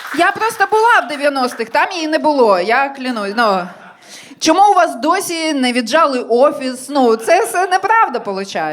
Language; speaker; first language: Ukrainian; non-native, local second language; Russian